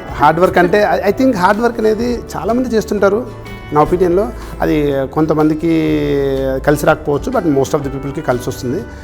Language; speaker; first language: Telugu; native; Telugu